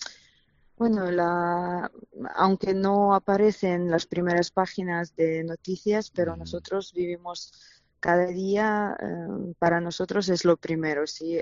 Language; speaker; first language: Spanish; non-native, fluent; Ukrainian